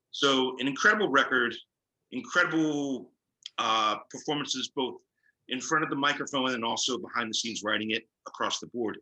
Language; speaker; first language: English; native; English